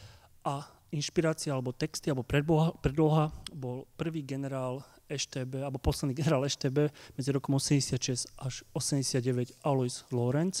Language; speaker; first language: Slovak; native; Slovak